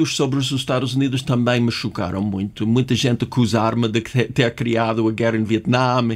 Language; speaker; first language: Portuguese; non-native, fluent; English